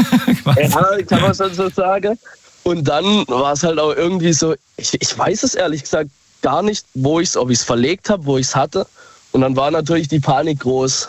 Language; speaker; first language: German; native; German